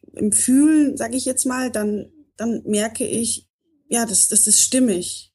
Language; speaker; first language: German; native; German